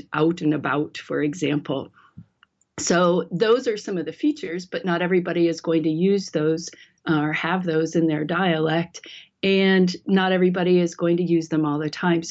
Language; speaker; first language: English; native; English